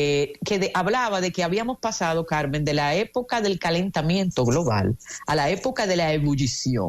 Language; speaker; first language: Spanish; native; Spanish